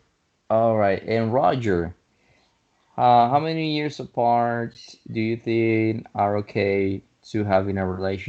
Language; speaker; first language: English; non-native, fluent; Spanish